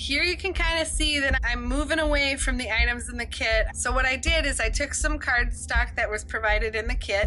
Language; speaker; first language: English; native; English